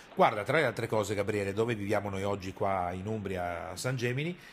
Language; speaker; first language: Italian; native; Italian